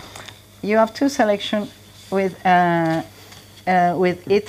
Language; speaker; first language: English; non-native, learner; French